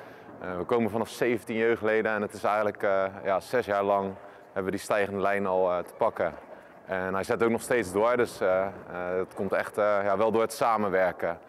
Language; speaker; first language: Dutch; native; Dutch